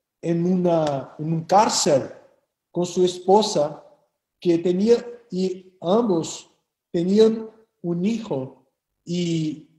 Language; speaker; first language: Spanish; non-native, fluent; Portuguese